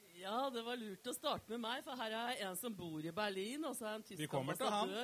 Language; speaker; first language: Norwegian; non-native, fluent; German